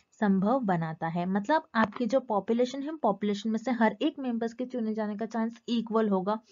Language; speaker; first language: Hindi; native; Hindi